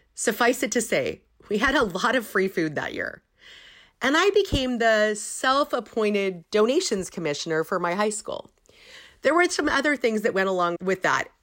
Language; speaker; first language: English; native; English